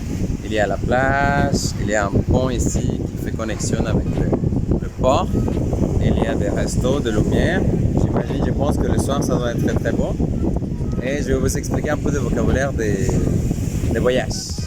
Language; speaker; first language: French; non-native, fluent; Spanish